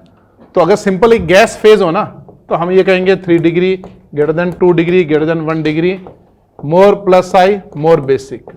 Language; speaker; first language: Hindi; native; Hindi